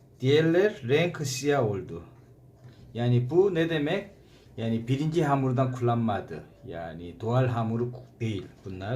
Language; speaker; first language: Turkish; non-native, learner; Korean